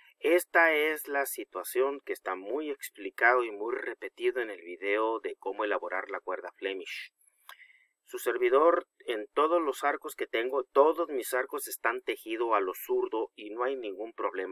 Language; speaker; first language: Spanish; native; Spanish